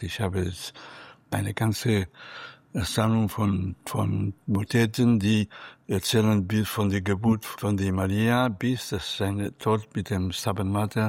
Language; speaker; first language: German; non-native, fluent; Catalan